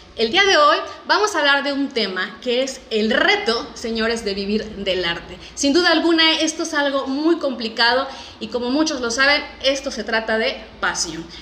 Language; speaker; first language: Spanish; native; Spanish